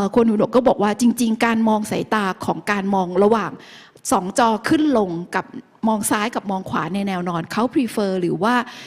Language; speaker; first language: Thai; native; Thai